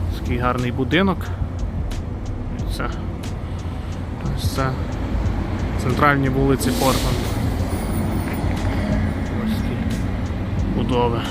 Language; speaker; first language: Ukrainian; native; Ukrainian